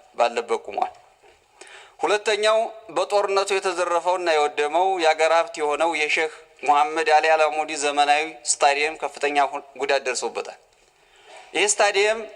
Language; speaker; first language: Amharic; native; Amharic